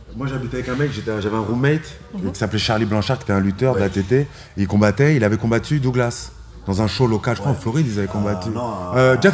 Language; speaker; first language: French; native; French